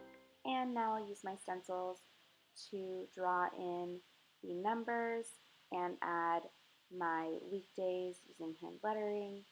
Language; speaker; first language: English; native; English